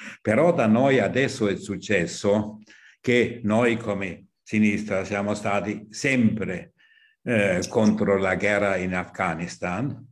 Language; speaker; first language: Italian; non-native, fluent; German